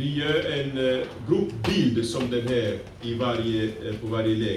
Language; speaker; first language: Swedish; non-native, fluent; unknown